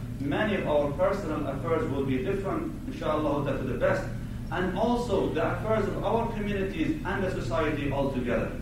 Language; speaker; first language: English; non-native, fluent; Arabic